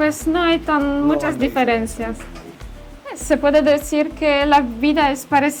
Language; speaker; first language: Spanish; non-native, learner; Polish